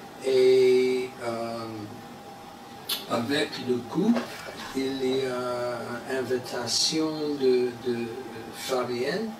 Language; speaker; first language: French; non-native, learner; English